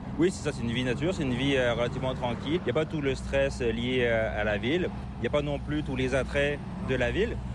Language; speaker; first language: French; native; French